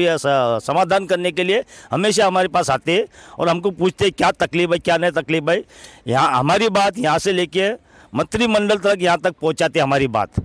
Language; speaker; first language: Hindi; non-native, local second language; Marathi